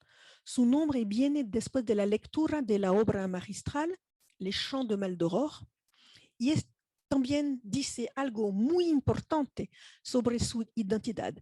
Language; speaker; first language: Spanish; non-native, fluent; French